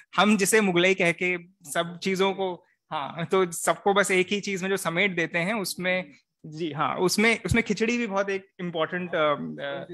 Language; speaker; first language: Hindi; native; Hindi